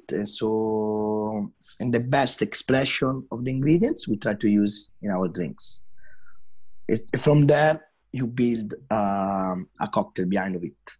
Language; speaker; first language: English; non-native, fluent; Italian